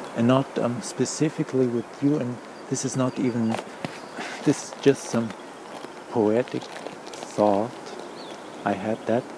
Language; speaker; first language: English; non-native, fluent; German